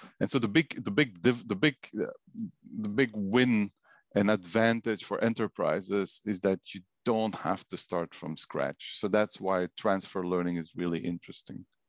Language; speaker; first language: English; non-native, fluent; Dutch